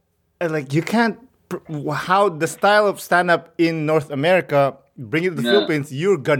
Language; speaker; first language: English; non-native, local second language; Filipino